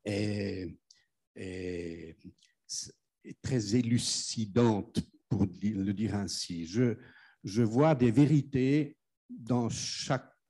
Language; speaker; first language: French; non-native, fluent; German